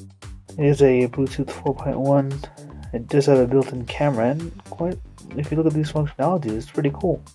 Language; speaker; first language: English; native; English